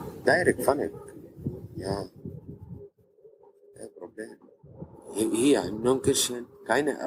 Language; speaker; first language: German; non-native, learner; Arabic